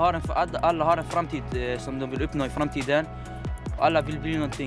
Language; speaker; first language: Swedish; early bilingual, other home language; Arabic